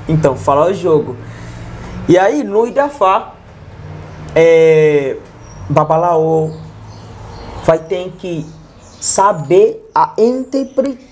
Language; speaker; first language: Portuguese; non-native, learner; Yoruba